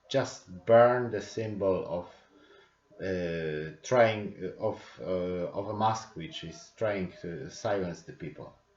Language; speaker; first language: English; non-native, fluent; Polish